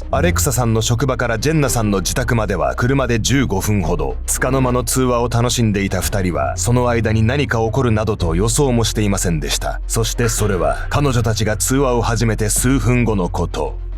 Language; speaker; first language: Japanese; native; Japanese